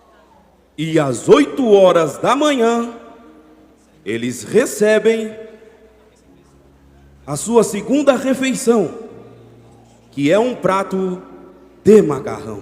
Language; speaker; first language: Portuguese; native; Portuguese